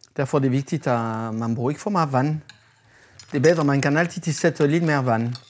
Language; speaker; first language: Danish; non-native, fluent; French